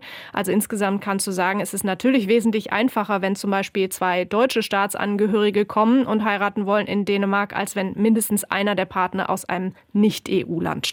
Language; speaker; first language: German; native; German